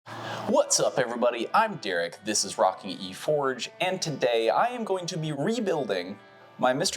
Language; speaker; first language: English; native; English